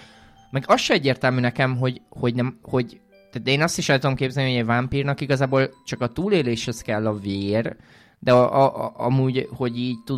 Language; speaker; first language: Hungarian; native; Hungarian